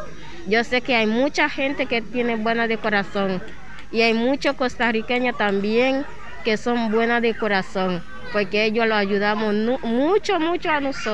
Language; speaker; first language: Spanish; non-native, learner; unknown